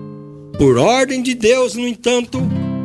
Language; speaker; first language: Portuguese; native; Portuguese